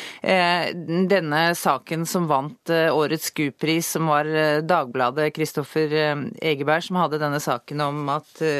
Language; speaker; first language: Norwegian; native; Norwegian